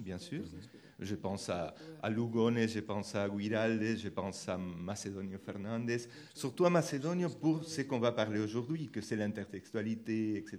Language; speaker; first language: French; non-native, fluent; Spanish